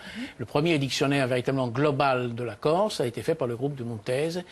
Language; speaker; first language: French; native; French